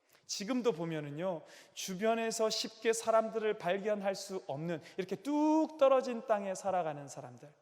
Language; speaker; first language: Korean; native; Korean